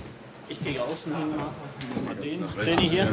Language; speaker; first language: German; native; German